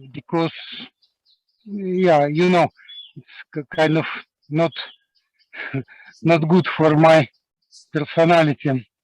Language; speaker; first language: English; non-native, learner; Russian